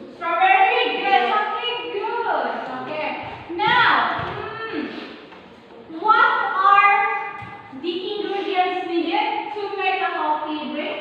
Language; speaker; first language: English; non-native, learner; Indonesian